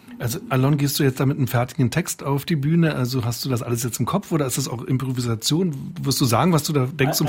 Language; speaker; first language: German; native; German